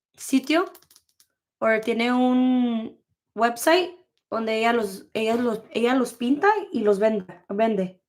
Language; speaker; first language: Spanish; early bilingual, heritage; Spanish